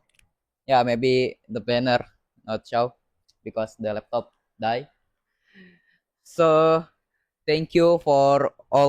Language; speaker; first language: English; non-native, learner; Indonesian